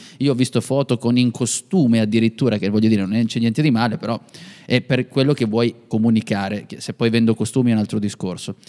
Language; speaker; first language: Italian; native; Italian